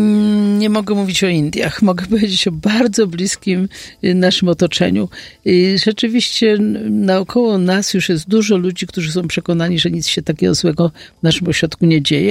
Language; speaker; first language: Polish; native; Polish